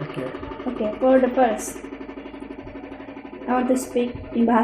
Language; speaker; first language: English; non-native, learner; Indonesian